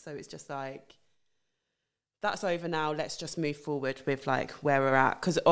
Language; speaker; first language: English; native; English